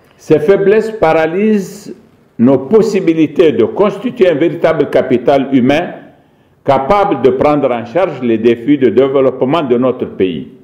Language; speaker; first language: French; non-native, local second language; Arabic